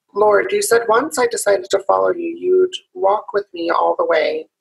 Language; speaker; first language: English; native; English